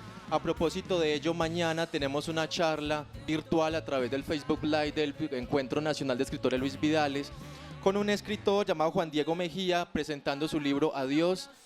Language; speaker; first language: Spanish; native; Spanish